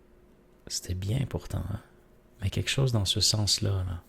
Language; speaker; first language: French; native; French